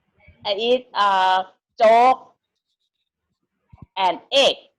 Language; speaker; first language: English; non-native, learner; Thai